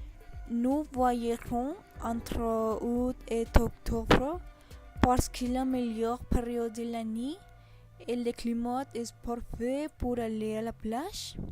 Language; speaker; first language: French; non-native, learner; Spanish